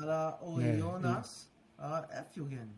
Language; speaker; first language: Greek; non-native, learner; English